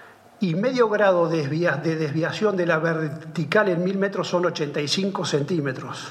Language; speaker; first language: Spanish; native; Spanish